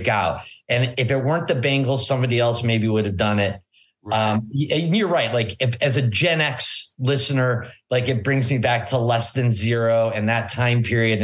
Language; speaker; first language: English; native; English